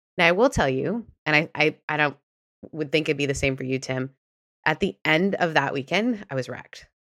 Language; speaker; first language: English; native; English